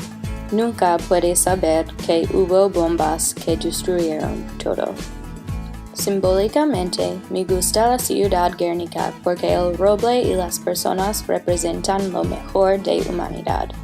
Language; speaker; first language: Spanish; non-native, learner; English